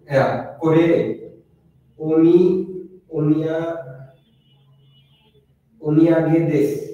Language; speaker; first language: Japanese; non-native, learner; Bangla